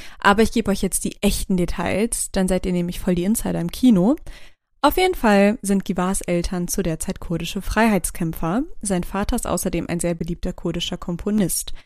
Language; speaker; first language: German; early bilingual, other home language; Turkish